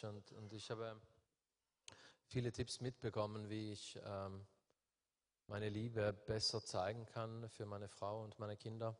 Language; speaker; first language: German; non-native, fluent; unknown